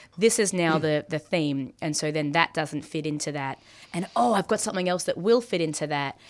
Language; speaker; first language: English; early bilingual, other home language; Maltese